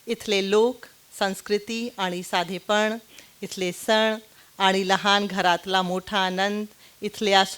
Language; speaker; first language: Marathi; non-native, local second language; Hindi